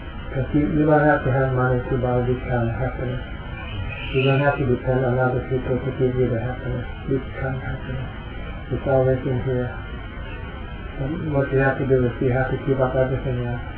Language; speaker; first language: English; non-native, fluent; Thai